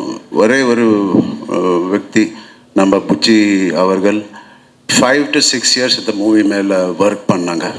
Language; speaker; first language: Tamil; non-native, learner; Telugu